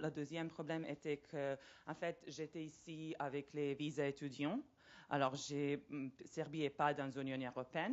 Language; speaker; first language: French; non-native, fluent; Serbian